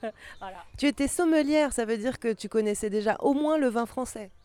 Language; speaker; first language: French; native; French